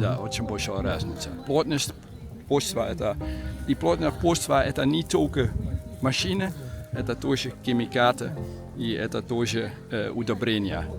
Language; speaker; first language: Russian; non-native, learner; Dutch